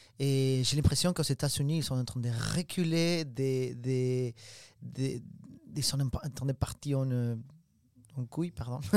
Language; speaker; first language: French; non-native, fluent; Spanish